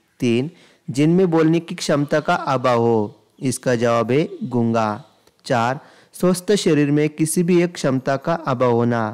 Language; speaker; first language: Hindi; non-native, local second language; Marathi